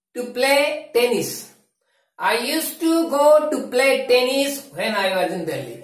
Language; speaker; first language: English; non-native, local second language; Assamese